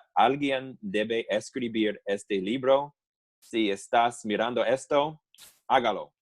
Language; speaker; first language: Spanish; non-native, fluent; English